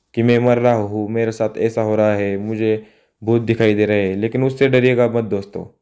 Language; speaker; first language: Hindi; non-native, local second language; Marathi